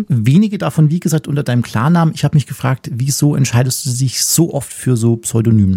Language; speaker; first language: German; native; German